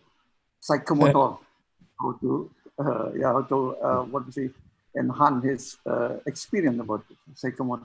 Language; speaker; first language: English; non-native, learner; Indonesian